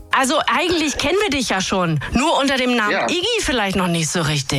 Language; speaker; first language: German; native; German